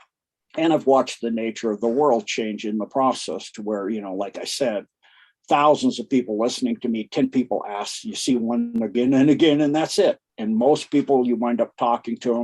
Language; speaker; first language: English; native; English